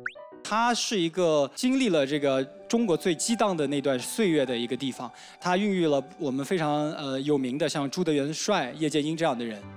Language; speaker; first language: Chinese; native; Chinese